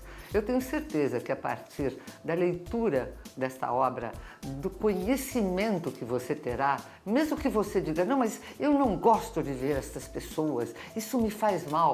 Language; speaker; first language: Portuguese; native; Portuguese